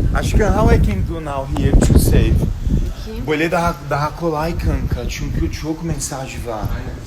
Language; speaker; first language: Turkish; non-native, learner; Portuguese